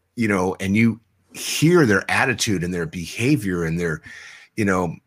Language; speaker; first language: English; native; English